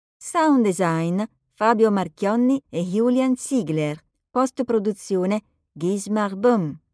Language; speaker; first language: Italian; native; Italian